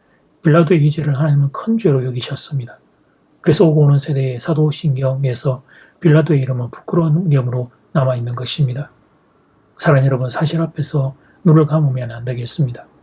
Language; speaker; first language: Korean; native; Korean